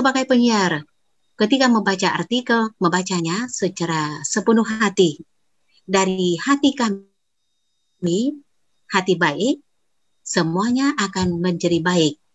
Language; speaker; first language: Indonesian; non-native, fluent; Vietnamese